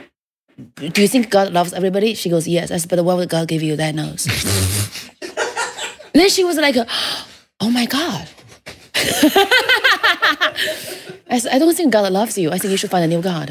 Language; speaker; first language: English; non-native, fluent; Chinese